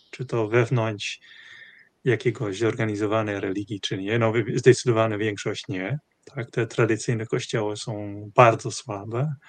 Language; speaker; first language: Polish; non-native, fluent; Dutch